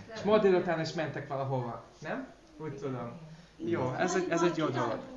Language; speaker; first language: Hungarian; non-native, learner; Russian